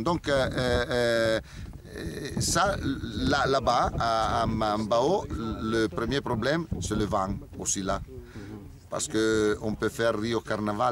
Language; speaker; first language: French; non-native, learner; Italian